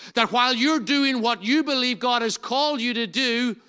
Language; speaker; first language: English; native; English